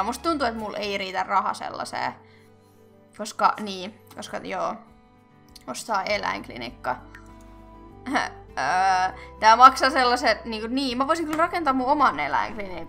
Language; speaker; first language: Finnish; native; Finnish